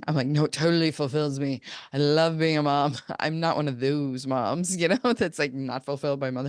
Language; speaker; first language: English; native; English